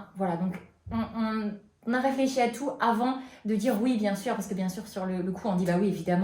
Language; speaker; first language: French; native; French